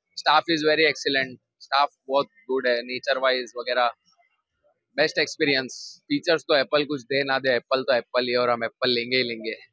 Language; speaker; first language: Hindi; non-native, local second language; Gujarati